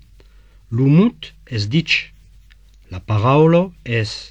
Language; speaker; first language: Catalan; non-native, learner; Italian